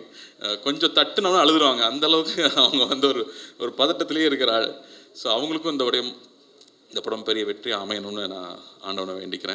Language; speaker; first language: Tamil; native; Tamil